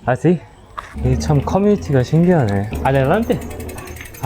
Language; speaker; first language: Spanish; non-native, learner; Korean